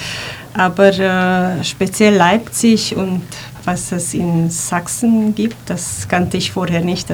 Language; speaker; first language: German; non-native, fluent; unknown